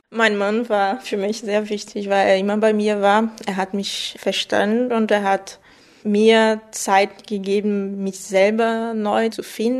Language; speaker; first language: German; non-native, fluent; Portuguese